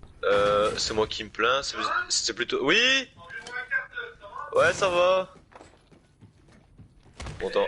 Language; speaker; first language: French; native; French